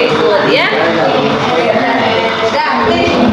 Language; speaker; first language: English; non-native, fluent; Indonesian